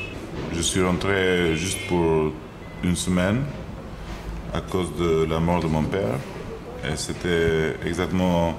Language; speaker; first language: French; non-native, fluent; Albanian